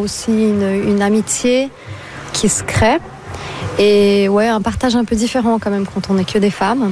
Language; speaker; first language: French; non-native, fluent; Portuguese